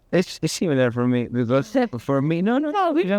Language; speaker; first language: English; non-native, learner; Spanish